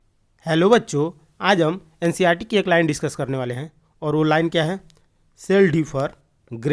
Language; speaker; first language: Hindi; native; Hindi